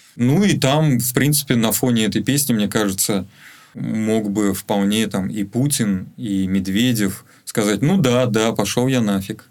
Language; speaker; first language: Russian; native; Russian